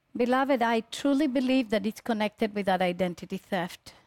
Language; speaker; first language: English; early bilingual, other home language; Spanish